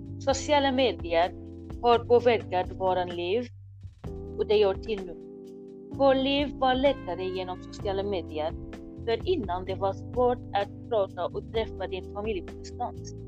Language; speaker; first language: Swedish; non-native, learner; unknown